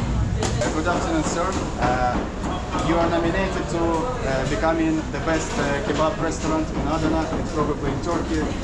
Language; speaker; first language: English; non-native, fluent; Russian